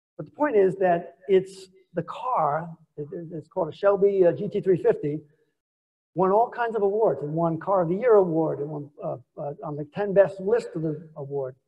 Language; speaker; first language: English; native; English